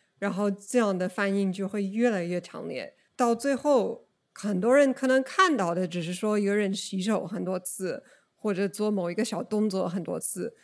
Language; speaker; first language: Chinese; non-native, fluent; English